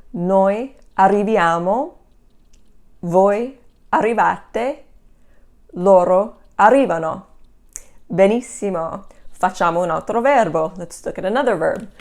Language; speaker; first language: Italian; non-native, fluent; English